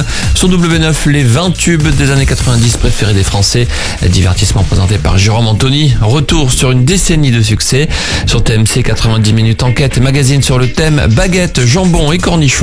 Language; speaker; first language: French; native; French